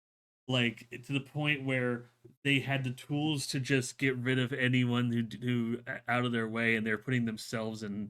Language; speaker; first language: English; native; English